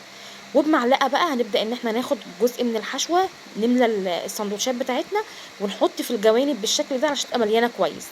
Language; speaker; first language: Arabic; native; Arabic